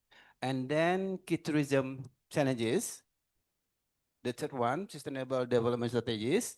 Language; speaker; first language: English; non-native, learner; Indonesian